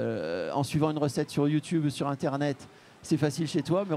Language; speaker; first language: French; native; French